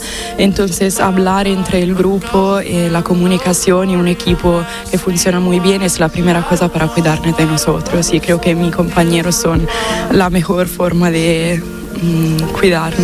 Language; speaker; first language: Spanish; non-native, fluent; Italian